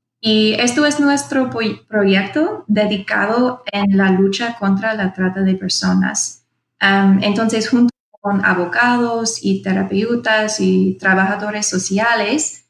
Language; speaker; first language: Spanish; non-native, fluent; English